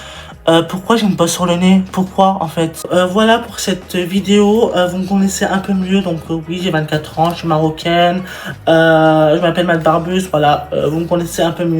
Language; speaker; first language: French; native; French